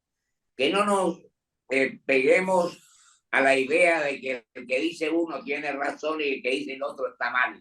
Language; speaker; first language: Spanish; native; Spanish